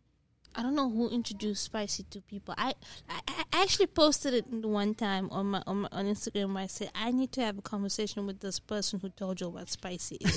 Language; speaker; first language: English; non-native, local second language; Dutch